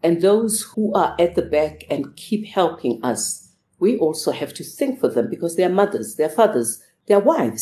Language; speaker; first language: English; non-native, local second language; Zulu